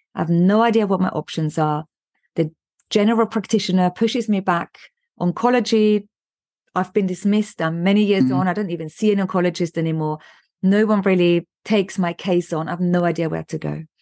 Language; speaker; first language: English; non-native, fluent; German